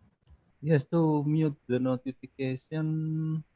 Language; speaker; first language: English; non-native, learner; Indonesian